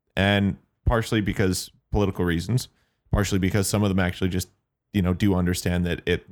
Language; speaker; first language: English; native; English